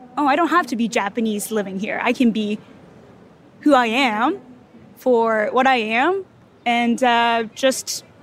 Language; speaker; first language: English; non-native, fluent; Japanese